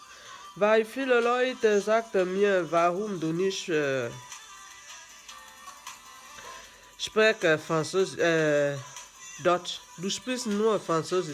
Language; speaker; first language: German; non-native, learner; French